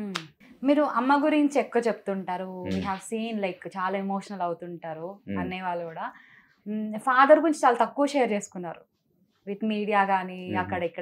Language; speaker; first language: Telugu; native; Telugu